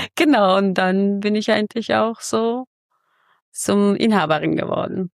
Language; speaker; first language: German; early bilingual, other home language; Kurdish